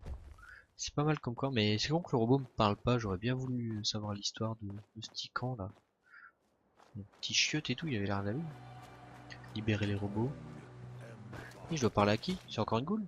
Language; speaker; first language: French; native; French